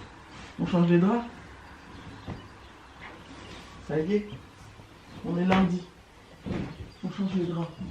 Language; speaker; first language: French; native; French